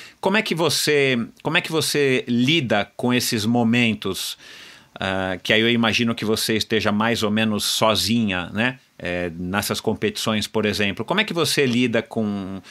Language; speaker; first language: Portuguese; native; Portuguese